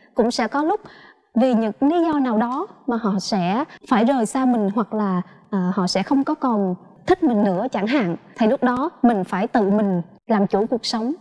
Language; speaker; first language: Vietnamese; native; Vietnamese